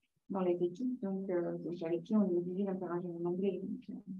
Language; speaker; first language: French; native; French